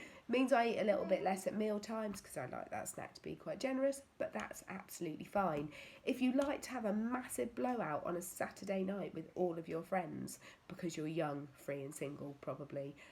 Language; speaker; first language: English; native; English